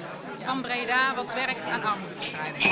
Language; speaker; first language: Dutch; native; Dutch